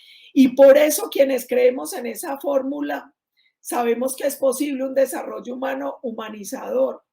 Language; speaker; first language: Spanish; native; Spanish